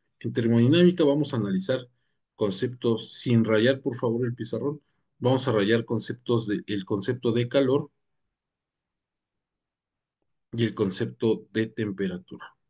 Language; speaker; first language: Spanish; native; Spanish